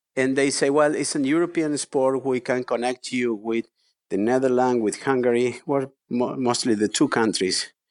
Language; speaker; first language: English; non-native, fluent; Spanish